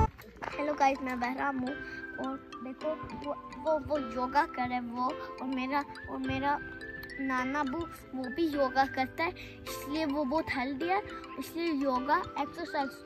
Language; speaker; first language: Hindi; early bilingual, heritage; Urdu